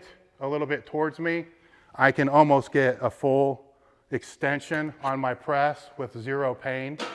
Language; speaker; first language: English; native; English